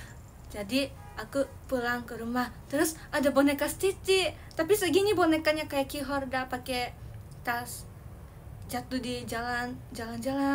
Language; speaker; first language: Indonesian; early bilingual, heritage; Indonesian